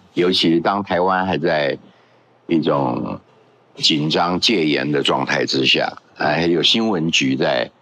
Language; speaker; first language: Chinese; non-native, local second language; Hakka Chinese